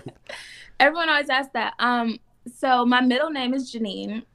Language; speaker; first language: English; native; English